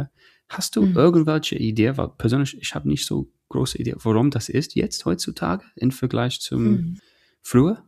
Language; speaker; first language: German; non-native, fluent; English